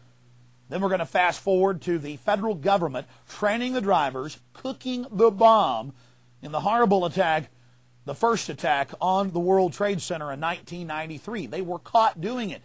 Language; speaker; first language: English; native; English